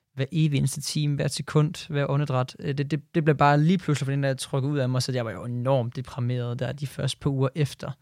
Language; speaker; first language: Danish; native; Danish